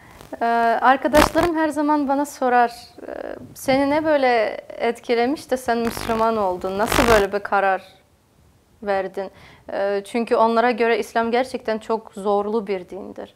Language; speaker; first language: Turkish; non-native, fluent; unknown